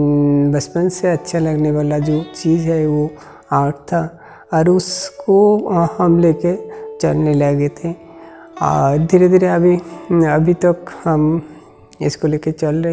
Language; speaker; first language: Hindi; non-native, local second language; Bangla